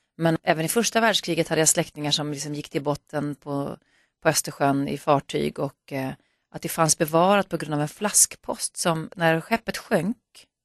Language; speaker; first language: Swedish; native; Swedish